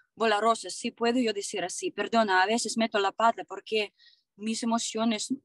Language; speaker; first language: Spanish; non-native, learner; Ukrainian